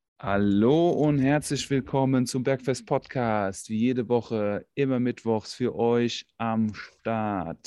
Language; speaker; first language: German; native; German